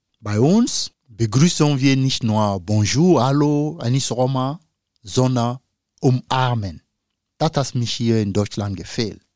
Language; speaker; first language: German; non-native, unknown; Dyula